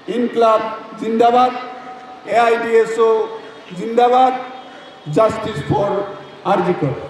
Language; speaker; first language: Bangla; non-native, learner; Assamese